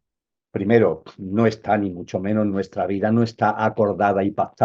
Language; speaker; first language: Spanish; native; Spanish